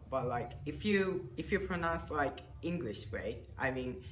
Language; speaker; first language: English; non-native, fluent; Japanese